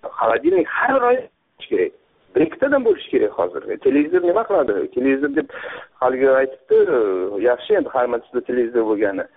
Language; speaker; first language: Uzbek; native; Uzbek